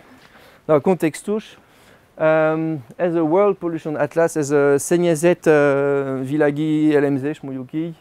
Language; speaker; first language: Hungarian; non-native, learner; French